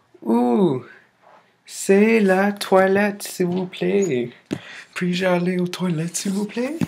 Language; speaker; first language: French; non-native, learner; English